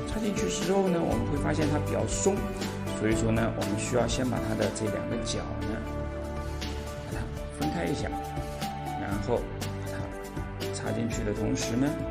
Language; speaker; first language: Chinese; native; Chinese